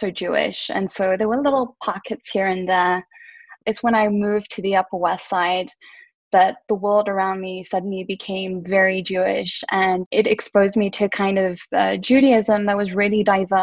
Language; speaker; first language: English; early bilingual, other home language; French